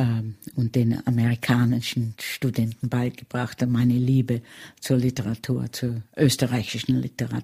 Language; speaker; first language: German; early bilingual, heritage; German